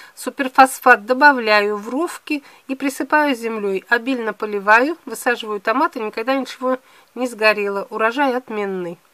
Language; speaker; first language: Russian; native; Russian